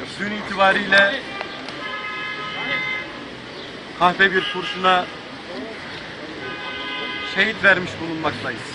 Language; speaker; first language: Turkish; native; Turkish